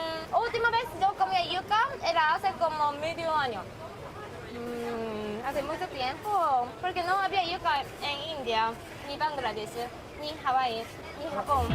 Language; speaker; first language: Spanish; non-native, learner; Japanese